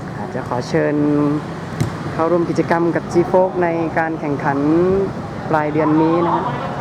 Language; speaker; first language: Thai; native; Thai